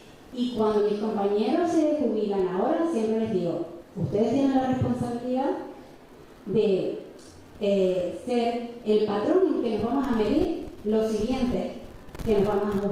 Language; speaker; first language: Spanish; native; Spanish